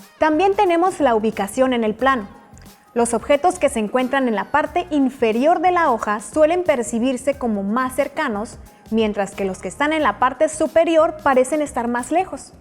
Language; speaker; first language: Spanish; native; Spanish